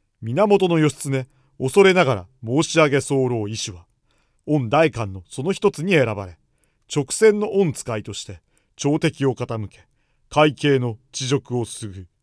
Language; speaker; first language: Japanese; native; Japanese